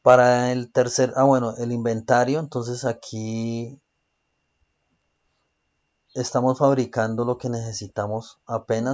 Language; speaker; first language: Spanish; native; Spanish